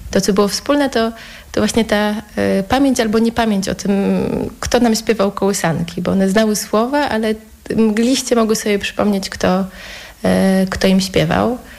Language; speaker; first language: Polish; native; Polish